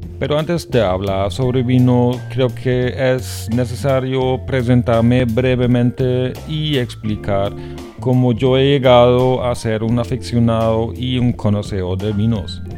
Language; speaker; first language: Spanish; non-native, fluent; German